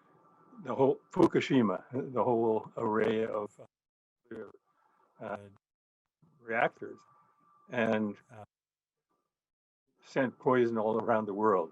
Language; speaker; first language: English; native; English